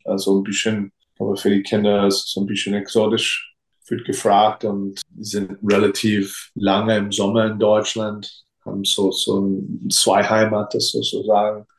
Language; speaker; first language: German; non-native, fluent; English